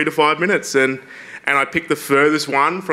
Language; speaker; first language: English; native; English